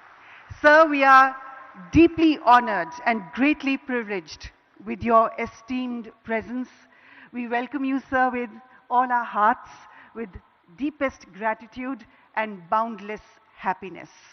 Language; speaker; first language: English; non-native, local second language; Hindi